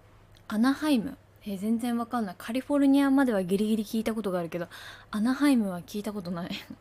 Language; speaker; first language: Japanese; native; Japanese